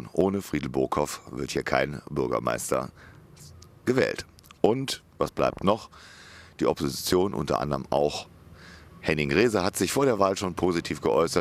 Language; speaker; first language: German; native; German